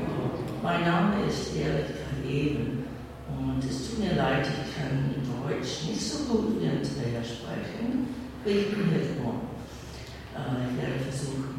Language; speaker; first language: German; early bilingual, heritage; English